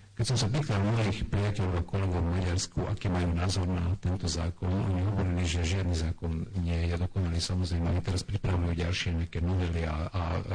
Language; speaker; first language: Slovak; non-native, local second language; Hungarian